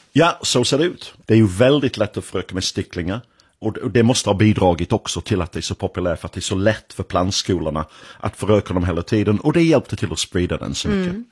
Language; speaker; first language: Swedish; non-native, fluent; English